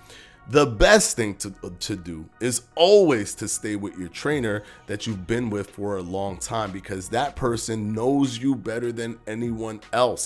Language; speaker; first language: English; native; English